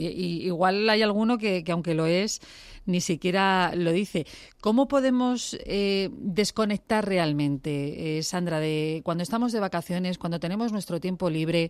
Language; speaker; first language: Spanish; native; Spanish